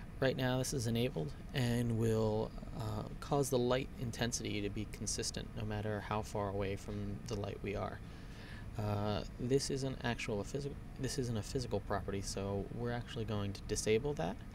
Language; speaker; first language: English; native; English